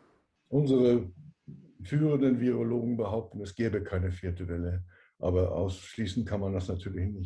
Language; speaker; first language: German; native; German